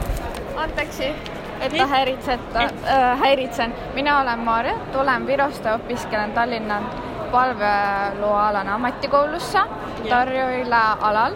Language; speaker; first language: Finnish; non-native, learner; Estonian